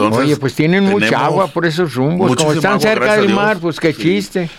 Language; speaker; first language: Spanish; native; Spanish